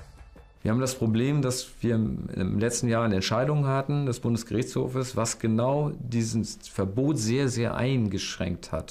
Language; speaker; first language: German; native; German